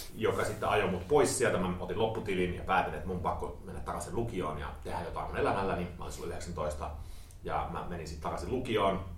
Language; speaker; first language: Finnish; early bilingual, heritage; Finnish